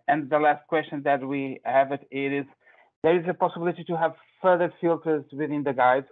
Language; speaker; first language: English; non-native, fluent; Portuguese